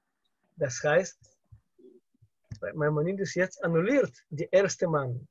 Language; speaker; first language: German; non-native, learner; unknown